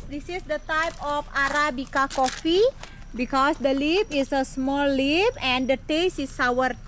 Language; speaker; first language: English; non-native, learner; Balinese